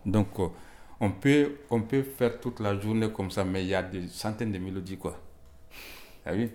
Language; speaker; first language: French; non-native, local second language; Bambara